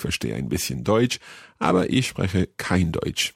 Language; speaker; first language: German; non-native, learner; English